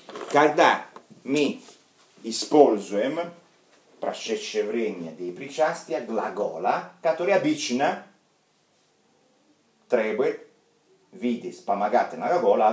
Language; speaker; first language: Russian; non-native, fluent; Italian